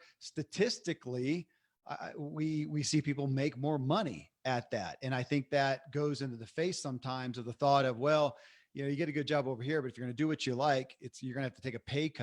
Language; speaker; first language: English; native; English